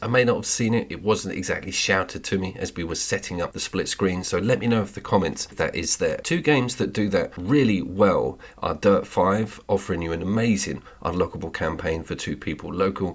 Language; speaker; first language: English; native; English